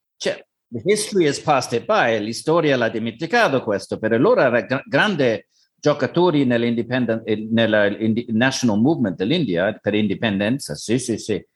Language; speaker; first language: Italian; non-native, learner; English